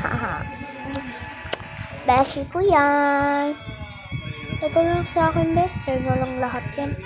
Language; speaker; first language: Filipino; non-native, local second language; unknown